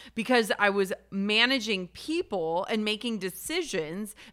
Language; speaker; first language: English; native; English